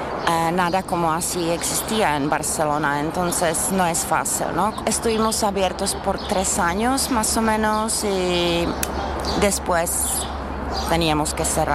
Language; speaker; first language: Spanish; non-native, learner; Czech